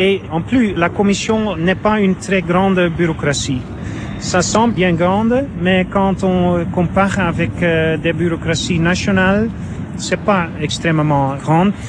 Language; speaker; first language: French; non-native, fluent; Dutch